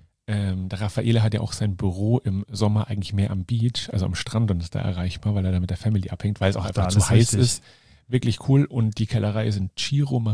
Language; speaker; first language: German; native; German